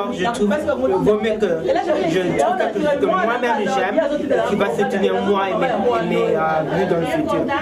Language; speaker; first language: French; early bilingual, other home language; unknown